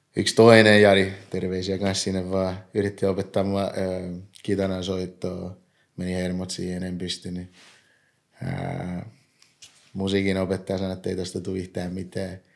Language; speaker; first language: Finnish; early bilingual, other home language; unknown